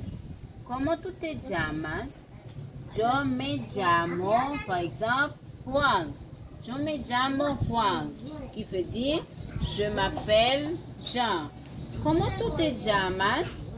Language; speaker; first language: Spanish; non-native, fluent; French